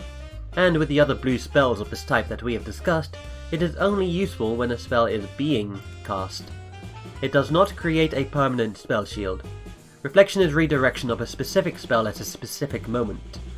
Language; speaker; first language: English; native; English